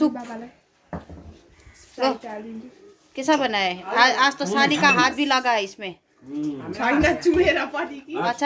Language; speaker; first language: Hindi; non-native, local second language; Nepali